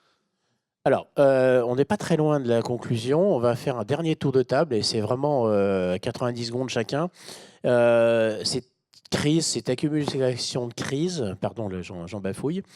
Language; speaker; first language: French; native; French